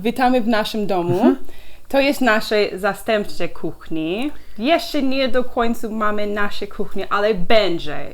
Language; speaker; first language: Polish; non-native, learner; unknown